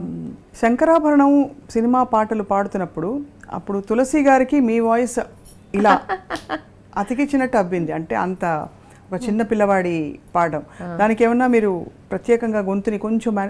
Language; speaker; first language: Telugu; native; Telugu